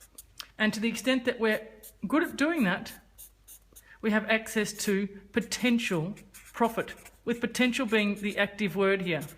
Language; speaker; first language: English; native; English